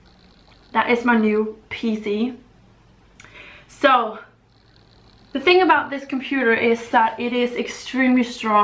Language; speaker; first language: English; non-native, fluent; Danish